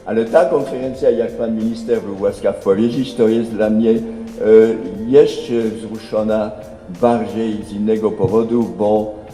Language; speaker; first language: Polish; non-native, fluent; French